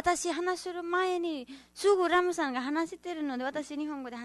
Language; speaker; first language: Japanese; non-native, learner; Nepali